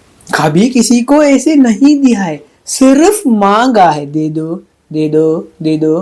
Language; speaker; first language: Hindi; non-native, fluent; Sinhala